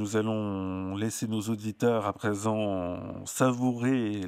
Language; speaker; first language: French; native; French